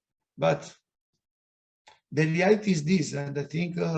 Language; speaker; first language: English; non-native, fluent; Italian